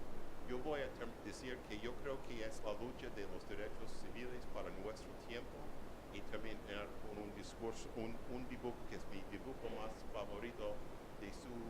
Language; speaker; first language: Spanish; non-native, learner; English